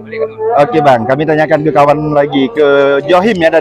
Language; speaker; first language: Indonesian; native; Indonesian